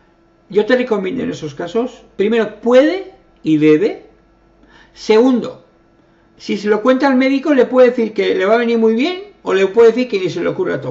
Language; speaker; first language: Spanish; native; Spanish